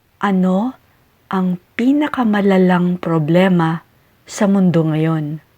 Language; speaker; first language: Filipino; native; Filipino